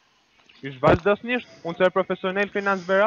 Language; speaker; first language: German; non-native, learner; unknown